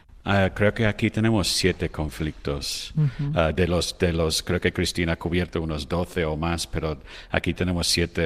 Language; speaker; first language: Spanish; non-native, fluent; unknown